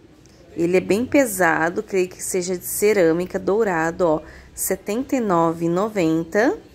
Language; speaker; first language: Portuguese; native; Portuguese